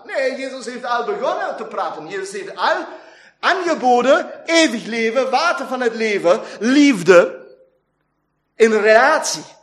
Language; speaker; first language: Dutch; non-native, fluent; German